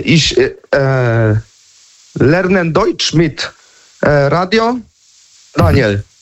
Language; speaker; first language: German; non-native, learner; Polish